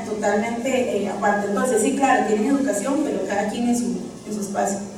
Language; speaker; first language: Spanish; native; Spanish